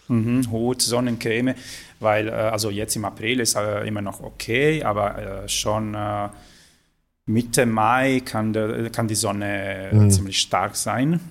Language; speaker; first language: German; non-native, fluent; Italian